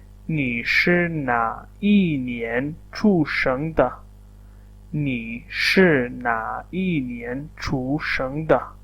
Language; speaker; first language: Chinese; non-native, fluent; Urdu